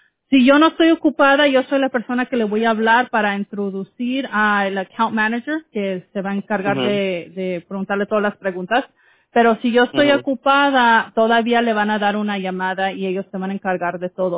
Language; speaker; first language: Spanish; early bilingual, heritage; Spanish